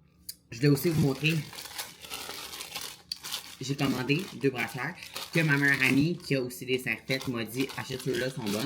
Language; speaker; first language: French; native; French